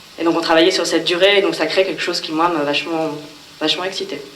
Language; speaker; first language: French; native; French